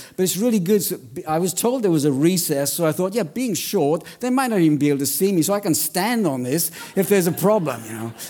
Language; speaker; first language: English; native; English